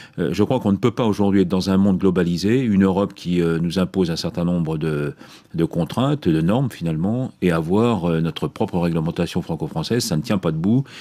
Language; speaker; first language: French; native; French